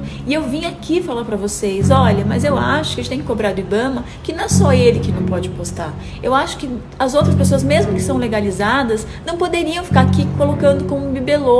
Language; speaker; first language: Portuguese; native; Portuguese